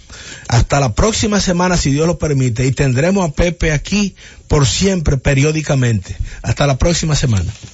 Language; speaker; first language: Spanish; native; Spanish